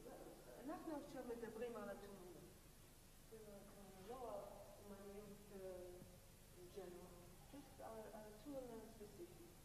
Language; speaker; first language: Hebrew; non-native, learner; English